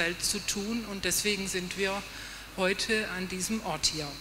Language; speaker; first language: German; native; German